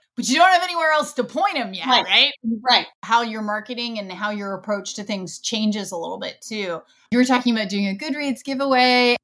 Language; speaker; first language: English; native; English